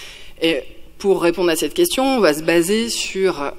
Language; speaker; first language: French; native; French